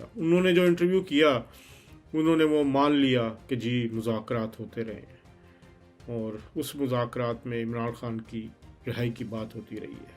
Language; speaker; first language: Urdu; native; Urdu